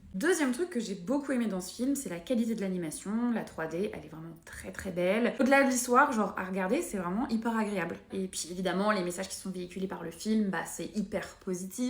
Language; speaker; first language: French; native; French